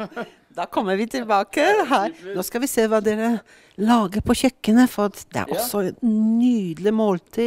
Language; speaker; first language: Norwegian; native; Norwegian